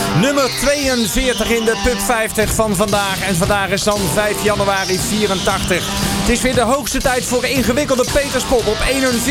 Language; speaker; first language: Dutch; native; Dutch